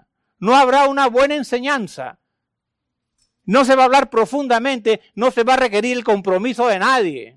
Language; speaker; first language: Spanish; native; Spanish